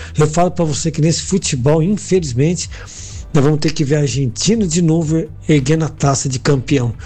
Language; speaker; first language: Portuguese; native; Portuguese